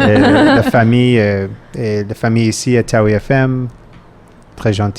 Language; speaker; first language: French; non-native, fluent; English